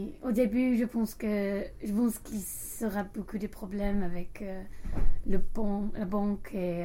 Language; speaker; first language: French; non-native, learner; English